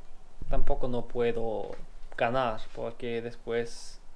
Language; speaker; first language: Spanish; non-native, learner; German